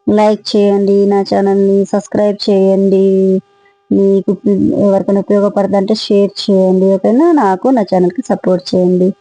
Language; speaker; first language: Telugu; non-native, local second language; Marathi